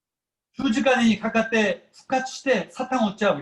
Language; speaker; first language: Japanese; non-native, fluent; Korean